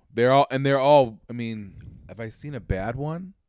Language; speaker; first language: English; native; English